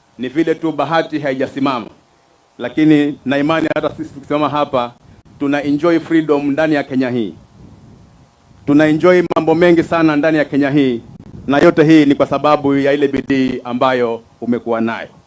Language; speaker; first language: Swahili; non-native, local second language; Giryama